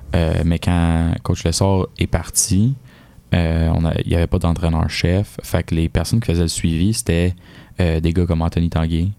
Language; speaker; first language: French; native; French